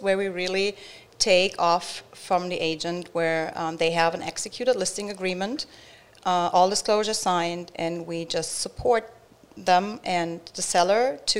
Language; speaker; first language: English; non-native, fluent; German